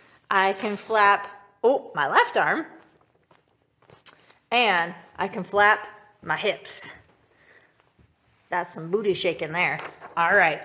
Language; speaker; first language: English; native; English